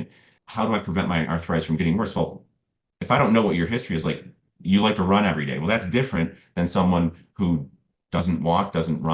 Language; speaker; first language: English; native; English